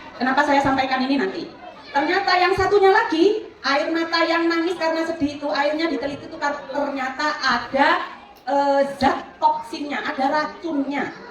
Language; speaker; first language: Indonesian; non-native, local second language; Madurese